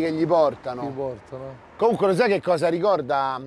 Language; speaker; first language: Italian; native; Italian